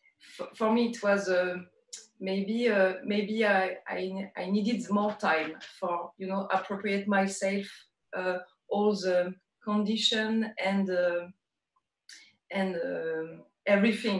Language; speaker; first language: English; non-native, learner; French